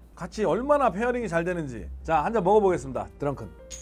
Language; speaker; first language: Korean; native; Korean